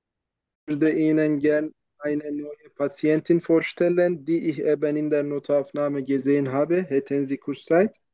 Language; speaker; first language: German; non-native, learner; Turkish